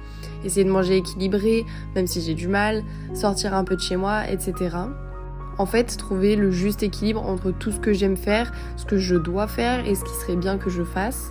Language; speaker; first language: French; native; French